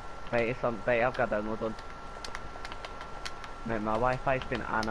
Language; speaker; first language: English; native; English